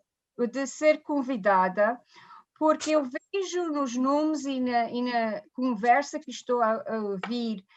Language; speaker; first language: Portuguese; early bilingual, heritage; Portuguese